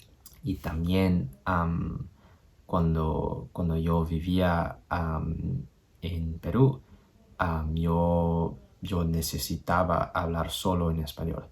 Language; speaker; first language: Spanish; non-native, learner; English